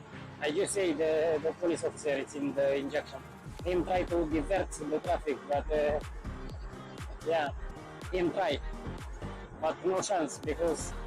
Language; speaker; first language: English; non-native, learner; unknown